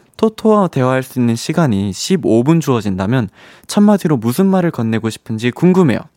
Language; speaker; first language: Korean; native; Korean